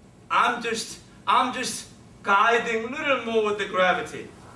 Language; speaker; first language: English; non-native, fluent; Korean